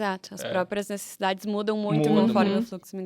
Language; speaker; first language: Portuguese; native; Portuguese